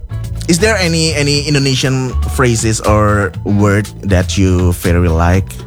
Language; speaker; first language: English; non-native, fluent; Indonesian